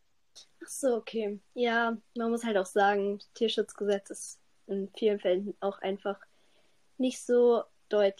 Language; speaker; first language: German; native; German